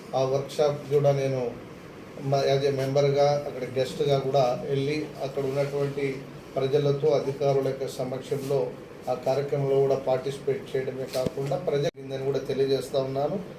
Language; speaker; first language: Telugu; non-native, local second language; Lambadi